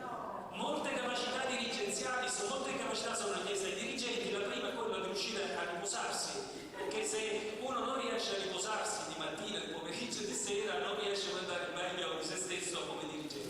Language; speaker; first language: Italian; native; Italian